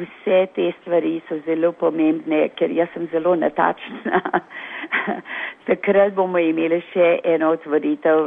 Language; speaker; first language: Slovenian; early bilingual, heritage; Slovenian